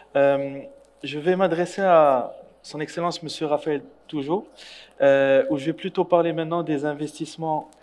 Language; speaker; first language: French; non-native, local second language; Arabic